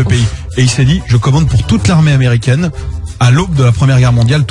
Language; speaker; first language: French; native; French